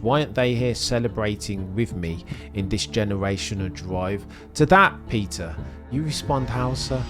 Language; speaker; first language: English; native; English